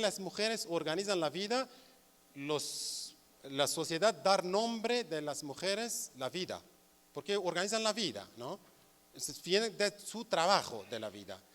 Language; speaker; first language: Spanish; non-native, learner; Kurdish